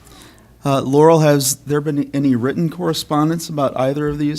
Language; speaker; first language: English; native; English